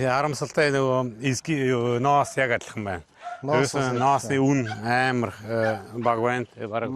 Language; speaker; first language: Mongolian; non-native, fluent; Hungarian